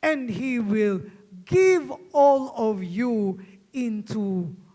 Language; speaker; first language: English; non-native, local second language; Filipino